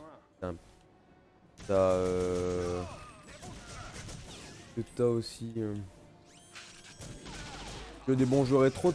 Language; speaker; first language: French; native; French